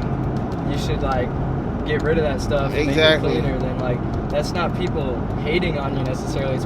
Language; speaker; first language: English; native; English